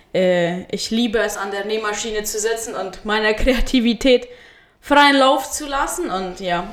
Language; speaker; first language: German; early bilingual, heritage; Spanish